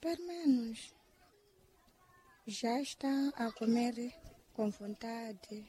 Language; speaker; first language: Portuguese; non-native, local second language; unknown